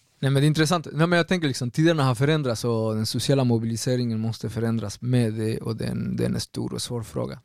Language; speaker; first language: Swedish; non-native, fluent; Spanish